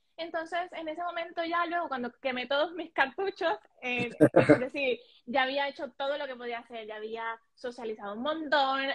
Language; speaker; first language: Spanish; native; Spanish